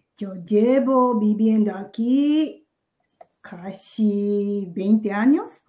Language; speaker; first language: Spanish; non-native, learner; Japanese